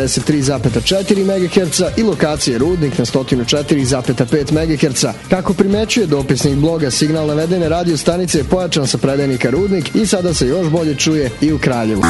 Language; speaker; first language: Serbian; native; Serbian